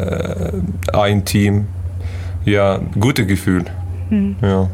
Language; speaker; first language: German; non-native, learner; Arabic